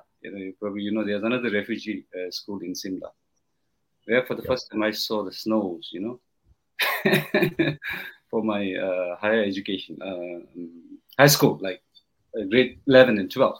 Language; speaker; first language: English; non-native, local second language; Tibetan